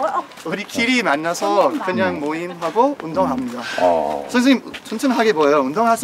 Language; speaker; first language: Korean; non-native, learner; English